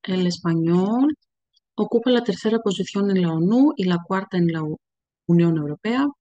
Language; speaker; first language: Spanish; non-native, fluent; Greek